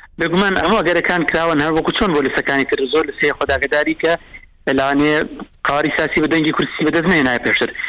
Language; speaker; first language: Central Kurdish; non-native, local second language; Assyrian Neo-Aramaic